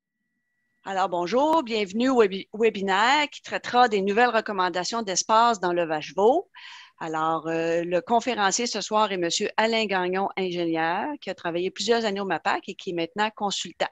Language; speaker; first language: French; native; French